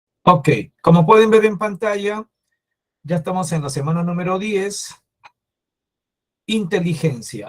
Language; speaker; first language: Spanish; native; Spanish